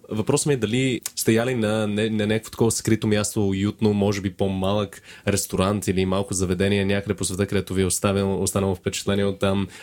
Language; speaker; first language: Bulgarian; native; Bulgarian